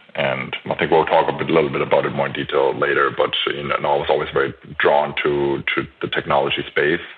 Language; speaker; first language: English; non-native, fluent; German